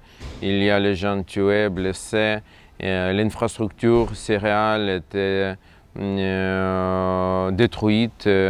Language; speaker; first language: French; non-native, fluent; Russian